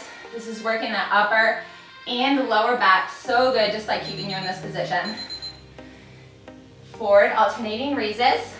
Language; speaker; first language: English; native; English